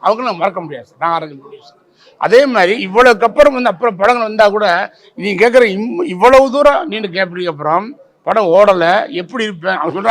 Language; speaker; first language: Tamil; native; Tamil